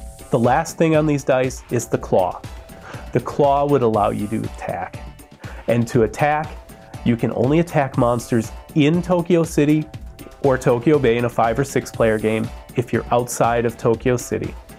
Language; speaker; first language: English; native; English